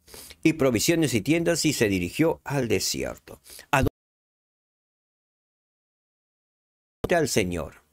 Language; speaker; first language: Spanish; native; Spanish